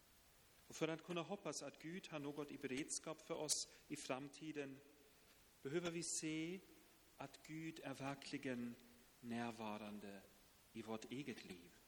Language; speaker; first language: Swedish; non-native, fluent; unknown